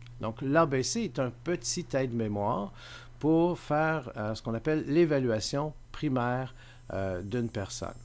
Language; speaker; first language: French; native; French